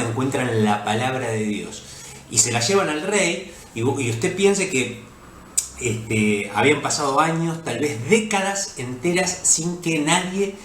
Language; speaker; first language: Spanish; native; Spanish